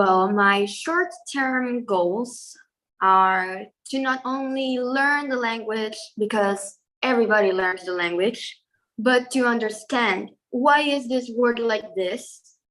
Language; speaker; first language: English; non-native, fluent; Spanish